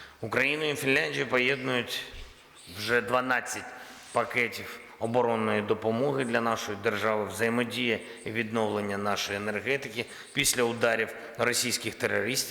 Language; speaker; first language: Ukrainian; non-native, local second language; Russian